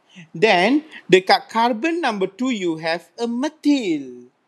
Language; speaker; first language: English; non-native, local second language; Malay